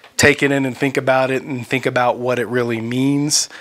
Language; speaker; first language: English; native; English